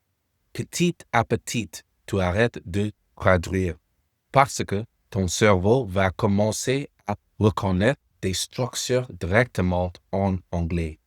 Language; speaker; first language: French; non-native, fluent; English